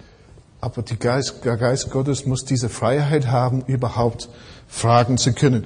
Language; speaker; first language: German; non-native, fluent; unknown